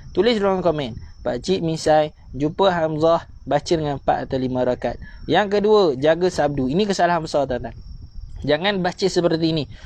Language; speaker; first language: Malay; native; Malay